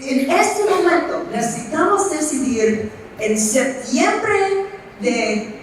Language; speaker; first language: Spanish; non-native, fluent; English